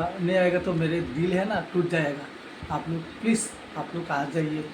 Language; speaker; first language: Hindi; non-native, learner; Bangla